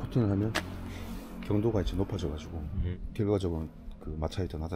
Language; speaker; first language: Korean; native; Korean